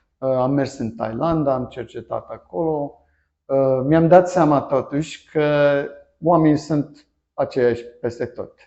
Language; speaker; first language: Romanian; non-native, fluent; English